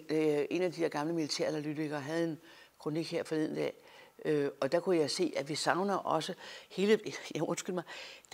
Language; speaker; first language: Danish; native; Danish